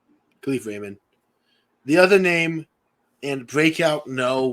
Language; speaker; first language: English; native; English